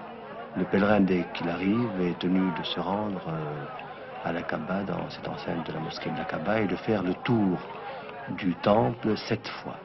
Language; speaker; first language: French; non-native, local second language; Arabic